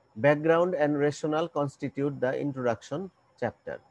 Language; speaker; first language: English; non-native, local second language; Bangla